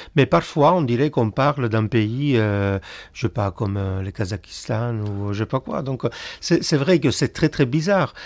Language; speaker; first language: French; non-native, fluent; Italian